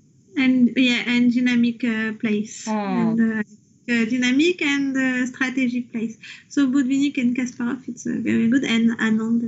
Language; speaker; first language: English; non-native, learner; French